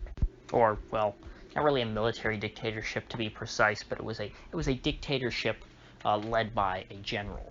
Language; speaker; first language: English; native; English